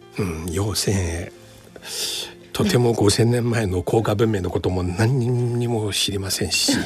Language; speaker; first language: Japanese; non-native, fluent; Chinese